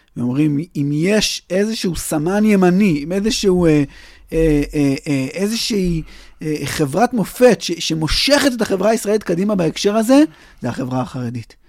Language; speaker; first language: Hebrew; native; Hebrew